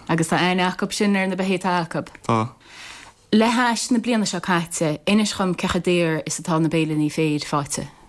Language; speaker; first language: Irish; native; Irish